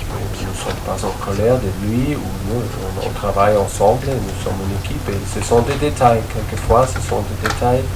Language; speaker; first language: French; non-native, learner; German